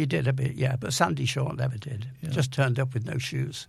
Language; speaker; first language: English; native; English